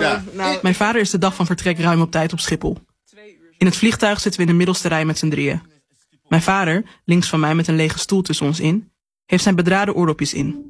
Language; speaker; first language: Dutch; native; Dutch